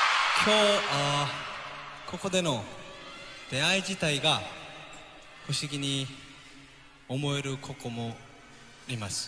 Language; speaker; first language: Japanese; non-native, learner; Korean